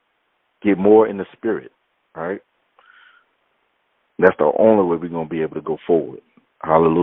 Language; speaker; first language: English; native; English